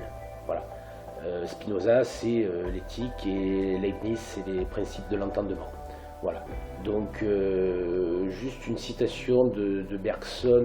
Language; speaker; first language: French; native; French